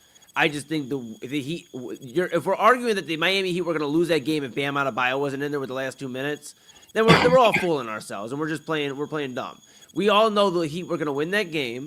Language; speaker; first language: English; native; English